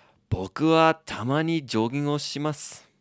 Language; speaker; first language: Japanese; non-native, fluent; English